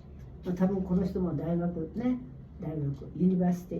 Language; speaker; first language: Japanese; native; Japanese